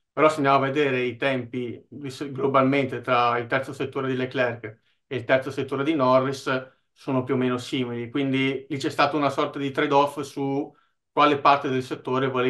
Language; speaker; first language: Italian; native; Italian